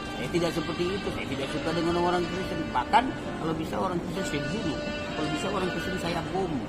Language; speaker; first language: Indonesian; non-native, local second language; Achinese